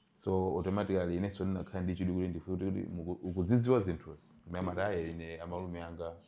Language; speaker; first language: Nyanja; native; Nyanja